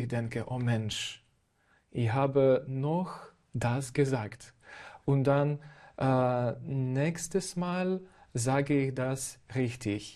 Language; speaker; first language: German; non-native, fluent; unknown